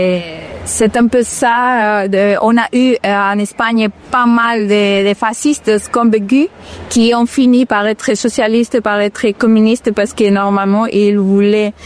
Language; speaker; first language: French; non-native, fluent; Spanish